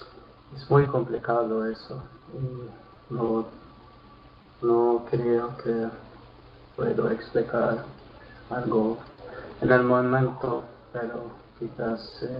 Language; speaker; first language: Spanish; non-native, learner; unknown